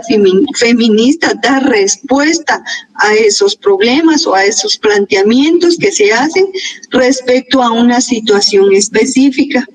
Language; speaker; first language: Spanish; native; Spanish